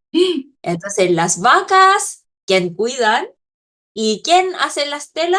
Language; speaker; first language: Spanish; non-native, fluent; Korean